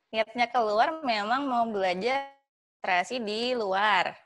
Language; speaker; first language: Indonesian; native; Indonesian